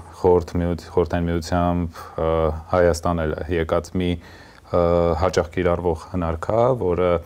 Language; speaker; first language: Armenian; native; Armenian